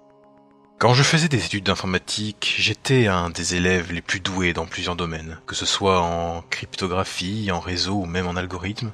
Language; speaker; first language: French; native; French